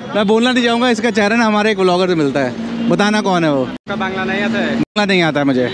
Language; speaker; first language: Hindi; native; Hindi